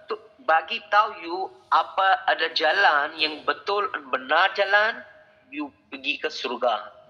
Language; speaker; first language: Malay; non-native, learner; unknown